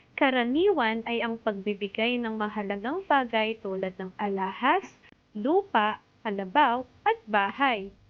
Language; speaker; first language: Filipino; native; Filipino